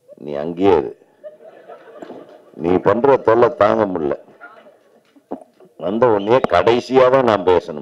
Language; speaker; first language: Tamil; native; Tamil